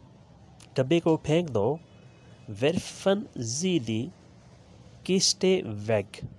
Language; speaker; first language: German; non-native, fluent; Urdu